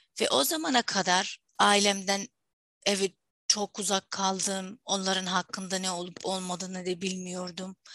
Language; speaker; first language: Turkish; non-native, fluent; Arabic